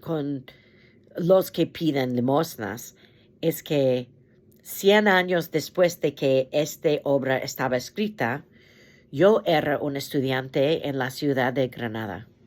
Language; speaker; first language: Spanish; non-native, fluent; English